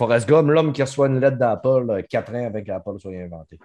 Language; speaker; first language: French; native; French